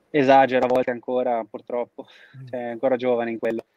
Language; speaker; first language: Italian; native; Italian